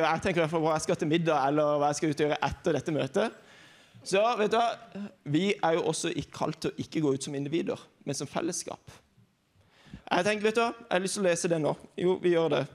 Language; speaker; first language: Norwegian; native; Norwegian